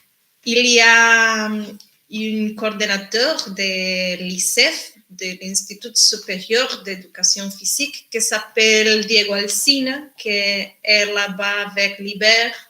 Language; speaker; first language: French; non-native, learner; Spanish